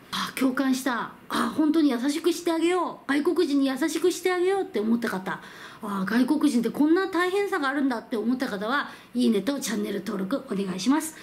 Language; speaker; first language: Japanese; non-native, fluent; Korean